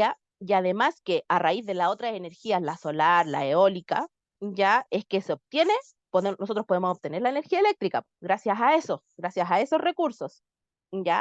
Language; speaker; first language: Spanish; native; Spanish